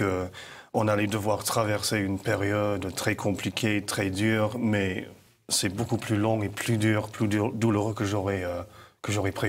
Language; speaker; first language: French; non-native, fluent; English